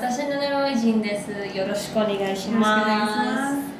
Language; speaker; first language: Japanese; non-native, learner; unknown